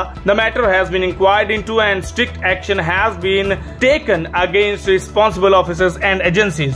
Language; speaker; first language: Hindi; native; Hindi